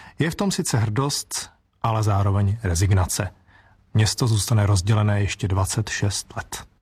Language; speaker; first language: Czech; native; Czech